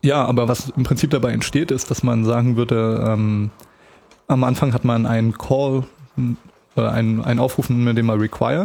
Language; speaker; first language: German; native; German